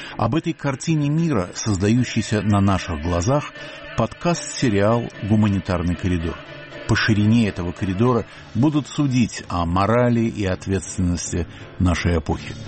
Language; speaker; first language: Russian; native; Russian